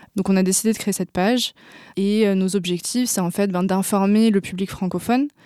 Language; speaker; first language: French; native; French